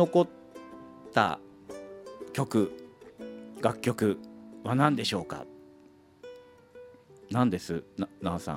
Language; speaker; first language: Japanese; native; Japanese